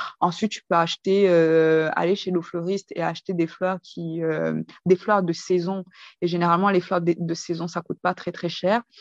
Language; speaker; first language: French; early bilingual, other home language; Kinyarwanda